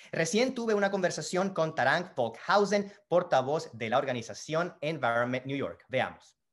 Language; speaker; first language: Spanish; native; Spanish